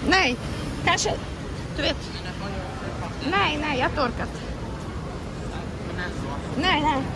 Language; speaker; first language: Swedish; non-native, learner; Russian